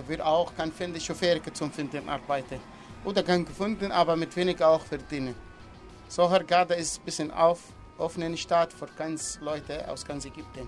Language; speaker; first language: German; non-native, learner; Arabic